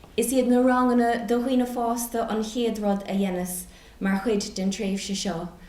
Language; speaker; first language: Irish; non-native, local second language; English